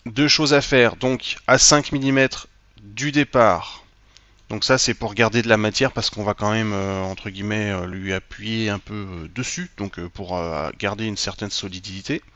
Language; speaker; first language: French; native; French